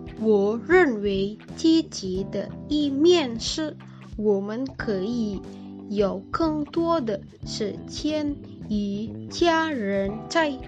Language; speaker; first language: Chinese; non-native, learner; Indonesian